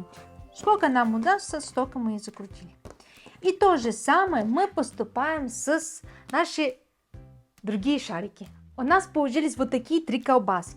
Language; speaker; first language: Russian; non-native, fluent; Bulgarian